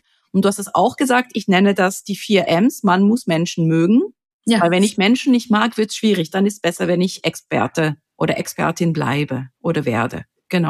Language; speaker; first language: German; native; German